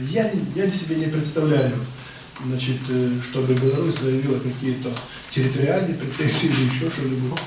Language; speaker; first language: Russian; non-native, local second language; Ukrainian